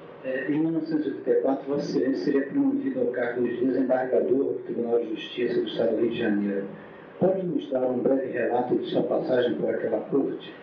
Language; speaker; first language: Portuguese; native; Portuguese